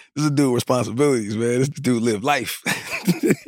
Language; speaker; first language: English; native; English